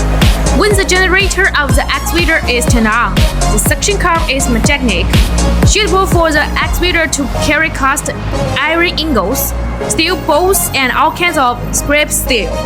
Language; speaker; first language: English; non-native, learner; Chinese